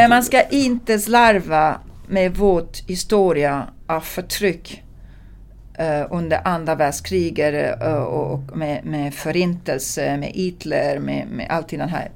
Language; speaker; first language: Swedish; non-native, fluent; Italian